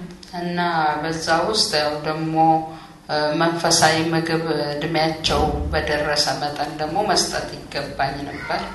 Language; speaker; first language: Czech; non-native, fluent; Amharic